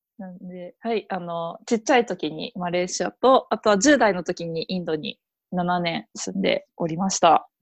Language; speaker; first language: Japanese; native; Japanese